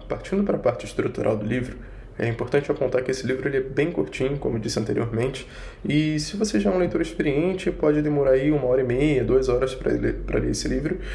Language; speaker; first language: Portuguese; native; Portuguese